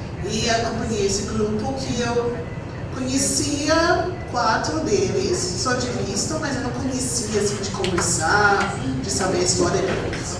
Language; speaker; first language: Portuguese; non-native, fluent; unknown